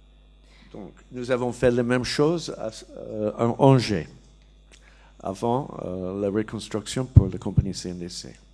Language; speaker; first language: French; non-native, learner; English